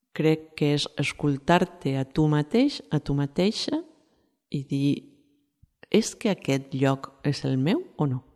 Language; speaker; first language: Catalan; non-native, fluent; Spanish